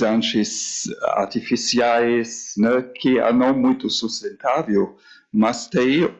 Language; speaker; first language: Portuguese; non-native, fluent; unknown